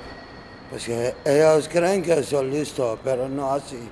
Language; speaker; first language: Spanish; non-native, learner; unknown